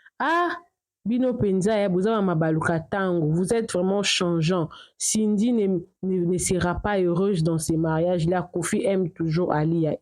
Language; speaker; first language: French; non-native, local second language; Lingala